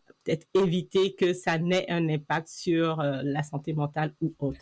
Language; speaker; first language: French; native; French